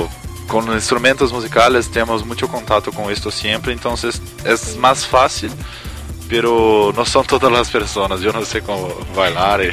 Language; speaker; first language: Spanish; non-native, learner; Portuguese